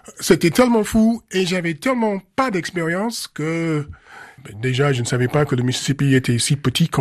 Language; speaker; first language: French; non-native, fluent; English